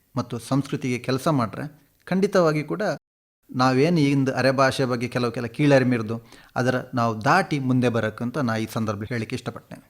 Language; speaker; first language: Kannada; native; Kannada